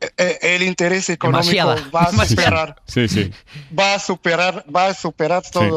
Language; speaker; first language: Spanish; non-native, fluent; Arabic